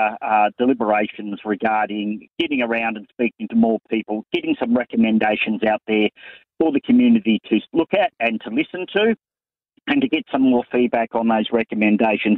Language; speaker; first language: English; native; English